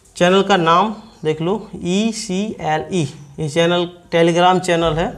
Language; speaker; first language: Hindi; native; Hindi